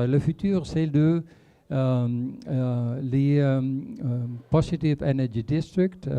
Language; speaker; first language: French; non-native, fluent; Spanish